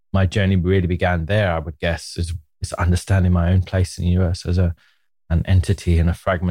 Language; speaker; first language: English; native; English